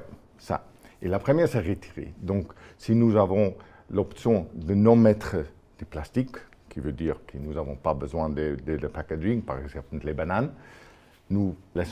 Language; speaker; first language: French; non-native, fluent; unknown